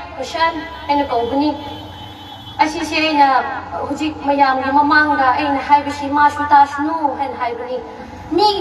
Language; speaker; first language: Manipuri; non-native, local second language; Tangkhul Naga (India)